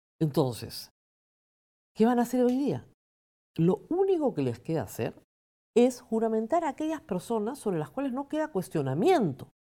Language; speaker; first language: Spanish; native; Spanish